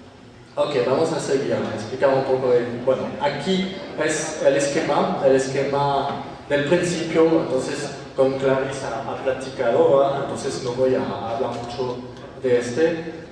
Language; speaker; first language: Spanish; non-native, fluent; French